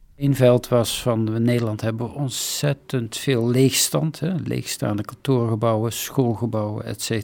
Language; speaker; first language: Dutch; native; Dutch